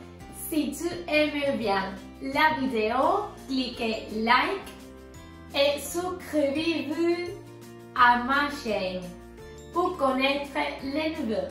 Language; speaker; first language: French; non-native, learner; Spanish